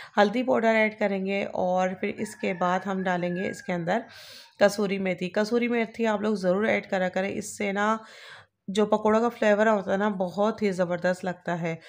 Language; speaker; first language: Urdu; native; Urdu